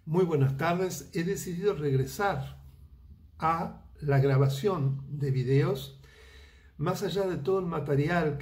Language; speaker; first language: Spanish; native; Spanish